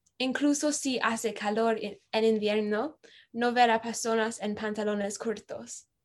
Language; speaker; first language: Spanish; non-native, learner; English